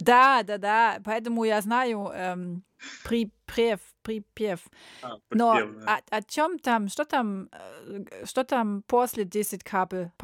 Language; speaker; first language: Russian; non-native, learner; German